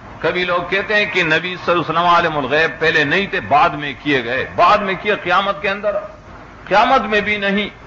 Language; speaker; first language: Urdu; non-native, local second language; Pashto